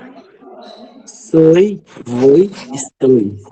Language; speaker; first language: Spanish; non-native, learner; Portuguese